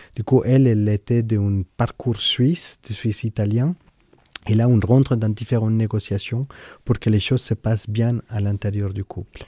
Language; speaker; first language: French; non-native, fluent; Spanish